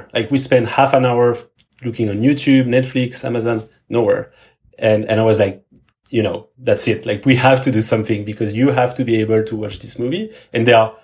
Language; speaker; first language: English; non-native, fluent; French